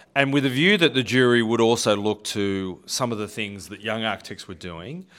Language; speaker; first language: English; native; English